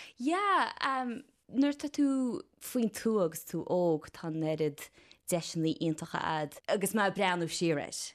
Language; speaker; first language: Irish; native; Irish